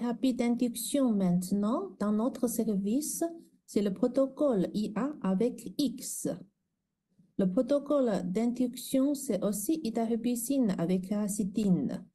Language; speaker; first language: French; non-native, fluent; Chinese